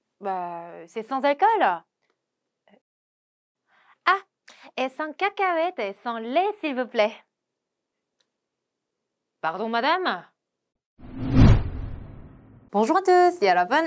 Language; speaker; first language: French; non-native, fluent; Korean